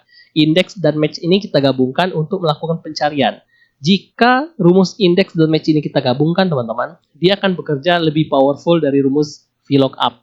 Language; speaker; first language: Indonesian; native; Indonesian